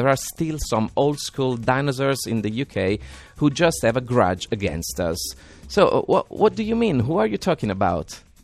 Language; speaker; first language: English; non-native, fluent; Italian